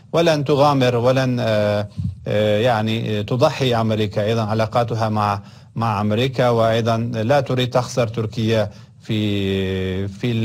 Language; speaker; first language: Arabic; non-native, fluent; Turkish